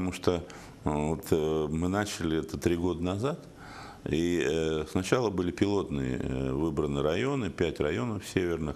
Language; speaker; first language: Russian; native; Russian